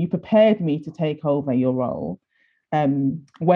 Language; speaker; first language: English; native; English